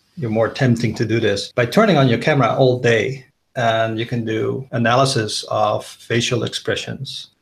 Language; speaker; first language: English; non-native, fluent; Dutch